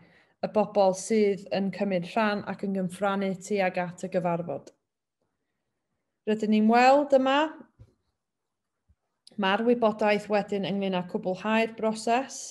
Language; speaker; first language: Welsh; native; Welsh